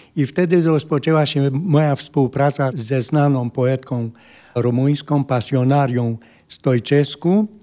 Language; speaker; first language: Polish; non-native, fluent; Romanian